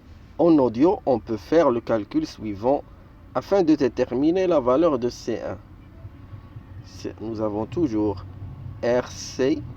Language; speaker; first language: French; non-native, local second language; Arabic